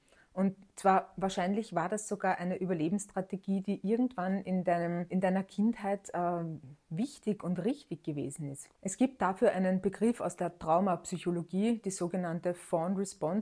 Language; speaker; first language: German; native; German